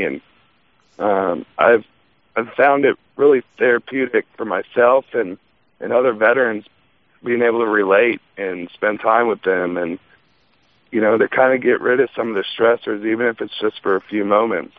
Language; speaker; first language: English; native; English